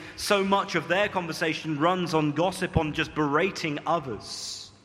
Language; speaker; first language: English; native; English